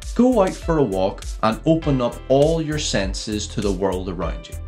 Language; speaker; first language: English; native; English